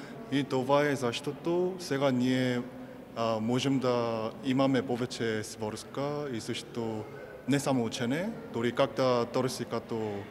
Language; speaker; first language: Bulgarian; non-native, learner; Korean